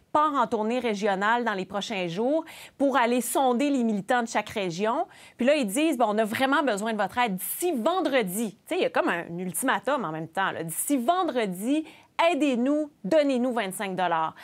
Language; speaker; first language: French; native; French